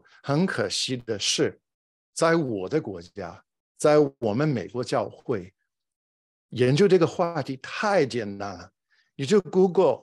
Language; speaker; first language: Chinese; non-native, fluent; English